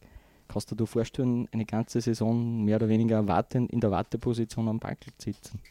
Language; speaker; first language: German; native; German